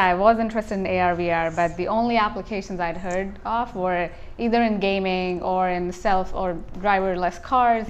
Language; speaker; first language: English; non-native, local second language; Hindi